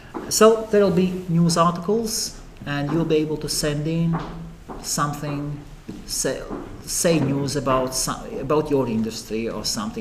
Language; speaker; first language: English; non-native, fluent; Latvian